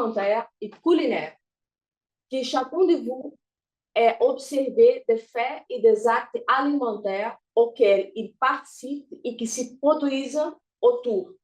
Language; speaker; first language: French; non-native, fluent; Portuguese